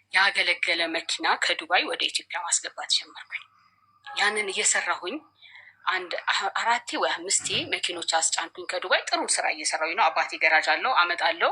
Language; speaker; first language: Amharic; native; Amharic